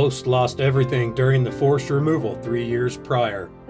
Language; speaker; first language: English; native; English